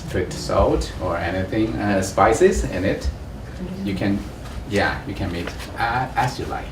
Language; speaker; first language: English; non-native, learner; Chinese